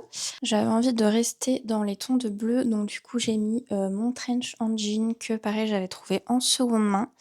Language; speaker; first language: French; native; French